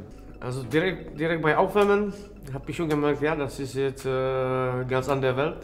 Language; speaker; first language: German; non-native, learner; Czech